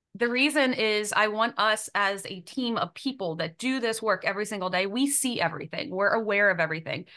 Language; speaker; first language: English; native; English